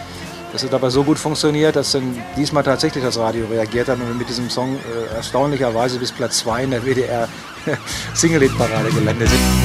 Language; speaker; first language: German; native; German